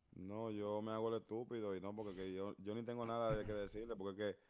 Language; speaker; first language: Spanish; early bilingual, heritage; Spanish